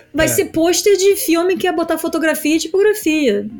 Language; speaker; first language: Portuguese; native; Portuguese